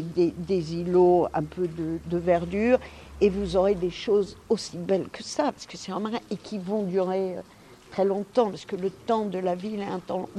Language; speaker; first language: French; native; French